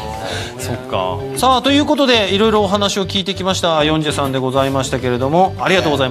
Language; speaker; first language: Japanese; native; Japanese